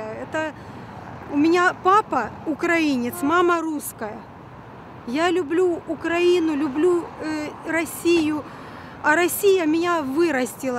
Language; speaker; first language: Russian; native; Russian